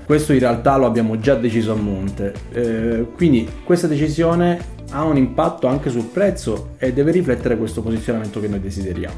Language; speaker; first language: Italian; native; Italian